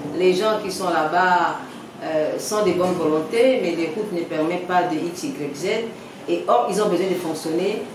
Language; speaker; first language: French; non-native, local second language; Lingala